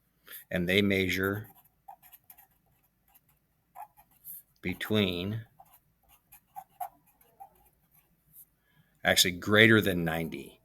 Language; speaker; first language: English; native; English